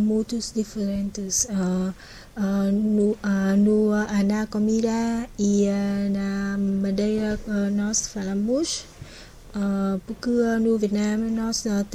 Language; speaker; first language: Portuguese; non-native, learner; Vietnamese